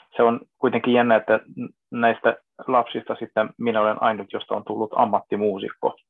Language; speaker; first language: Finnish; non-native, fluent; Hungarian